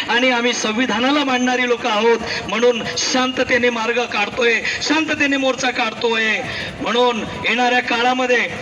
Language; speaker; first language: Marathi; non-native, local second language; Lambadi